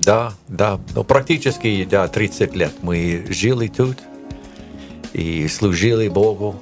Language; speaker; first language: Ukrainian; non-native, learner; English